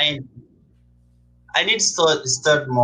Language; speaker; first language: English; non-native, learner; Portuguese